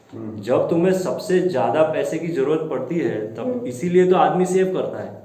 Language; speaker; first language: Hindi; non-native, local second language; Gujarati